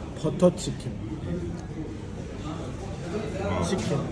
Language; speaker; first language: Korean; non-native, fluent; Arabic